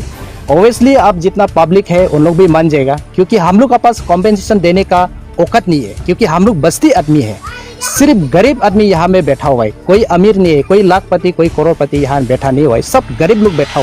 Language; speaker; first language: Hindi; non-native, local second language; Karbi